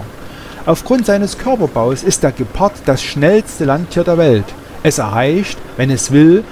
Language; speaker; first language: German; native; German